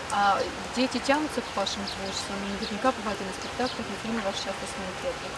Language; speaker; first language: Russian; non-native, local second language; Ossetic